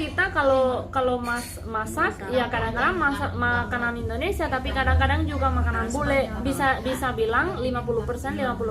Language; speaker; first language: Indonesian; non-native, fluent; Spanish